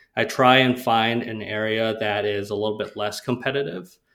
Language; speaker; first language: English; native; English